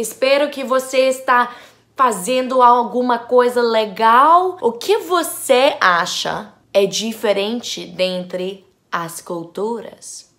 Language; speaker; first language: Portuguese; non-native, learner; English